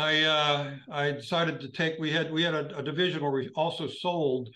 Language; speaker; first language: English; native; English